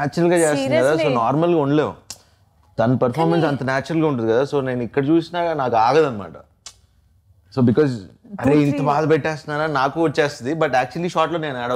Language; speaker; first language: Telugu; native; Telugu